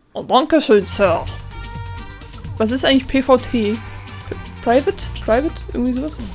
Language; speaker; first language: German; native; German